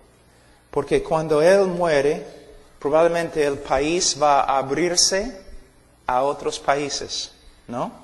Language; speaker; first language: Spanish; non-native, fluent; English